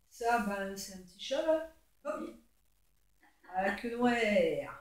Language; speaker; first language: French; native; French